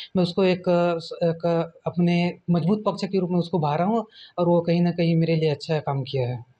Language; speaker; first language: Hindi; native; Hindi